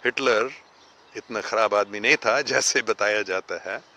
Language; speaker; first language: Urdu; non-native, fluent; English